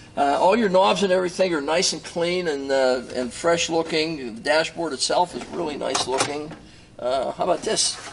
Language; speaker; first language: English; native; English